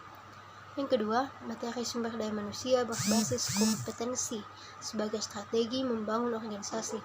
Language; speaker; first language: Indonesian; native; Indonesian